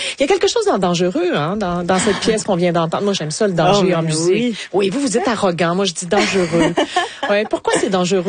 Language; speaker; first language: French; native; French